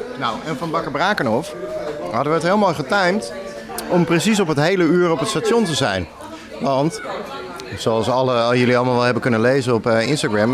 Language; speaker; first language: Dutch; native; Dutch